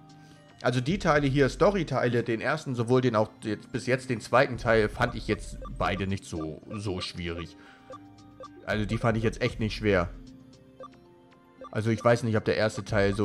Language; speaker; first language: German; native; German